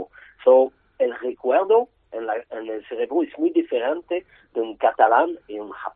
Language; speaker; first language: Spanish; non-native, learner; French